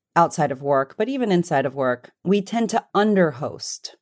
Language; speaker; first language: English; early bilingual, other home language; Hindi